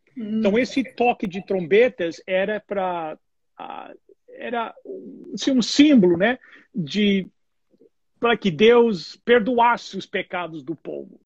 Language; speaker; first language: Portuguese; non-native, fluent; English